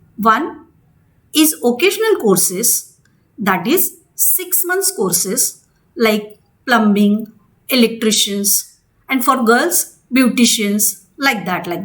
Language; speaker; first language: English; non-native, local second language; Marathi